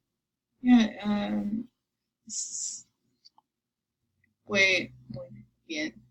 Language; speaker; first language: Spanish; non-native, learner; English